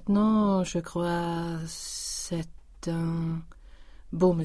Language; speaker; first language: French; non-native, learner; Swedish